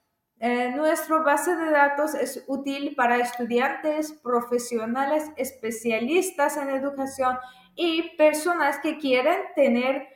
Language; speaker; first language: Spanish; non-native, fluent; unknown